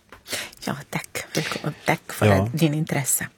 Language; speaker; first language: Swedish; non-native, fluent; Arabic